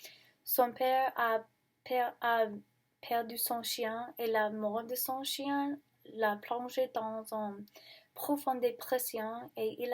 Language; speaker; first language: French; non-native, learner; English